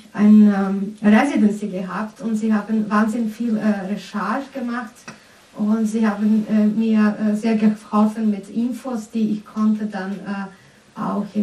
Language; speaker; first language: German; non-native, fluent; Serbian